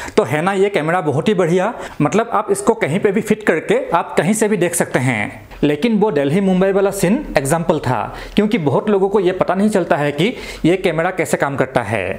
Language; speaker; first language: Hindi; non-native, local second language; Assamese